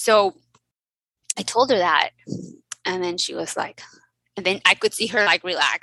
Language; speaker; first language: English; early bilingual, other home language; Spanish